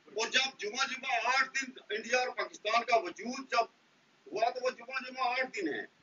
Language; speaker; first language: Urdu; non-native, local second language; Pahari-Potwari